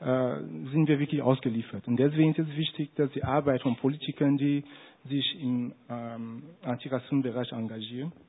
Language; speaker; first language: German; non-native, fluent; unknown